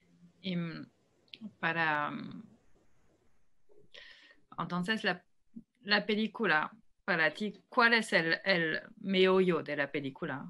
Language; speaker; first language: Spanish; non-native, fluent; French